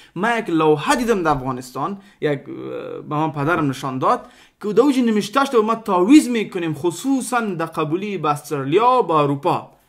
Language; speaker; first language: Persian; non-native, local second language; Pashto